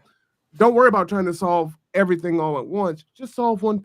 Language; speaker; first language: English; native; English